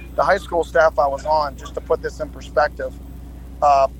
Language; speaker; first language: English; native; English